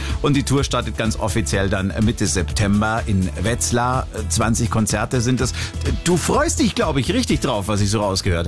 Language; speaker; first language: German; native; German